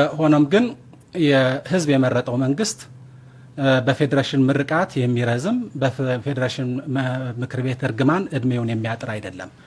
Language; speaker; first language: Amharic; non-native, local second language; Tigrinya